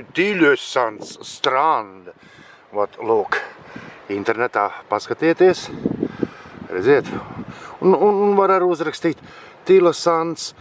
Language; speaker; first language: Latvian; non-native, local second language; Russian